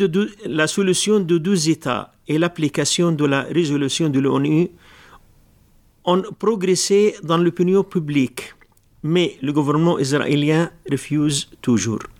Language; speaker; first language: French; non-native, local second language; Arabic